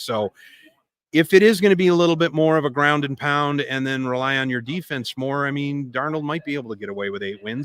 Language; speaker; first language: English; native; English